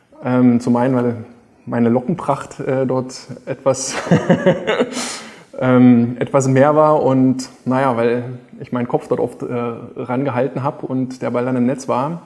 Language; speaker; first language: German; native; German